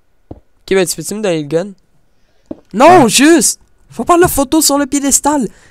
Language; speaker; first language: French; native; French